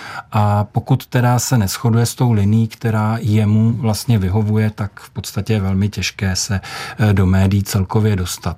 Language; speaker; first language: Czech; native; Czech